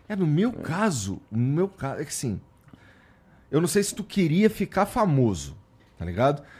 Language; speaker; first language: Portuguese; native; Portuguese